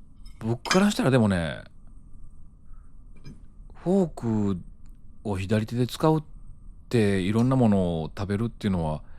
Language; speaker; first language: Japanese; native; Japanese